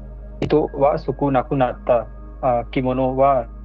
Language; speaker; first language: Japanese; non-native, learner; Hindi